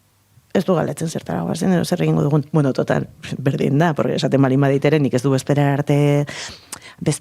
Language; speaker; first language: Basque; native; Basque